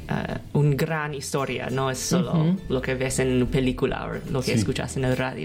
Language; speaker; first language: Spanish; non-native, learner; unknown